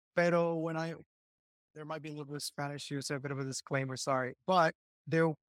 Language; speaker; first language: English; non-native, fluent; Spanish